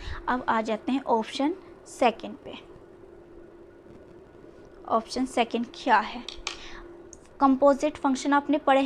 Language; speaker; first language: Hindi; native; Hindi